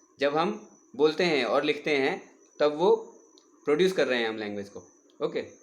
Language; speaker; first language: Hindi; native; Hindi